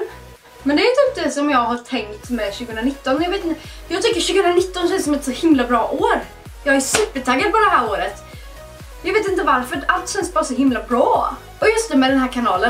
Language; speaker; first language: Swedish; native; Swedish